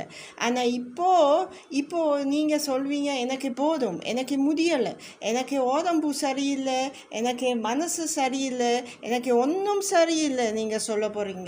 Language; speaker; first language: Tamil; non-native, learner; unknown